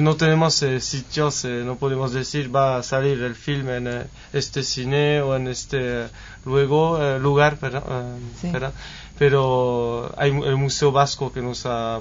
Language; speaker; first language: Spanish; non-native, fluent; French